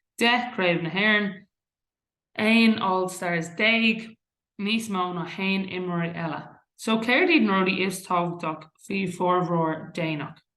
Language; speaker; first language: Irish; non-native, local second language; English